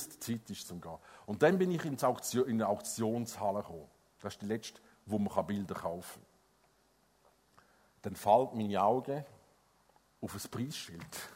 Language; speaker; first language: German; non-native, fluent; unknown